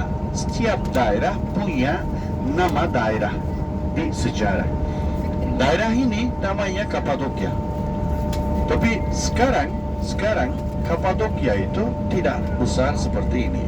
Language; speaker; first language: Indonesian; non-native, fluent; Turkish